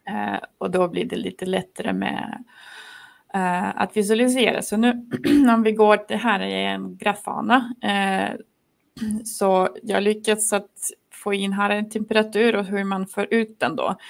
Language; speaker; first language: Swedish; non-native, fluent; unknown